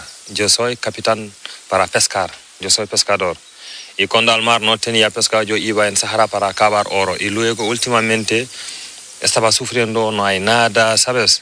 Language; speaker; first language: Spanish; non-native, learner; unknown